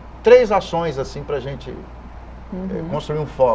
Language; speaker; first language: Portuguese; native; Portuguese